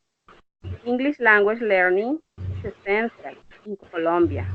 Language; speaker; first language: English; non-native, learner; Spanish